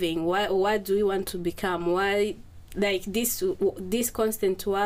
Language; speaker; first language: English; non-native, local second language; Kinyarwanda